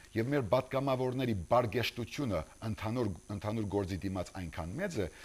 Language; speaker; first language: Armenian; early bilingual, heritage; Armenian